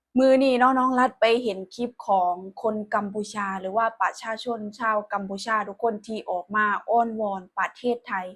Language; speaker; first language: Thai; non-native, local second language; Northeastern Thai